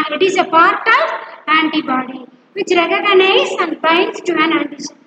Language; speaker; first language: English; non-native, local second language; Tamil